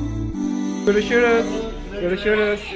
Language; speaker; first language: Turkish; non-native, learner; Urdu